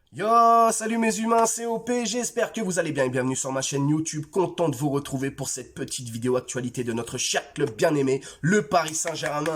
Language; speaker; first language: French; native; French